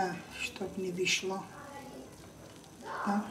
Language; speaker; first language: Russian; non-native, learner; Georgian